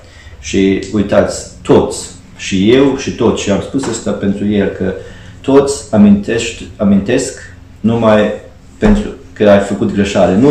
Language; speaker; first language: Romanian; non-native, fluent; Hungarian